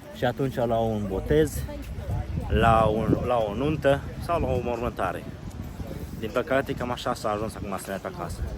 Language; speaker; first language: Romanian; native; Romanian